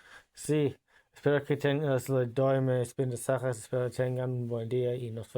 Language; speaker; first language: Spanish; non-native, learner; English